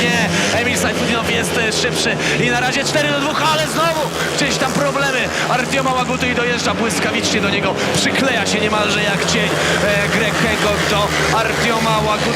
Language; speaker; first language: Polish; native; Polish